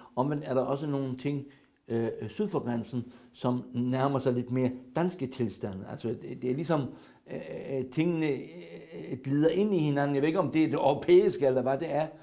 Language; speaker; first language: Danish; non-native, local second language; German